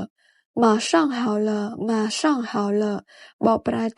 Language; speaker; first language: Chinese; non-native, fluent; Khmer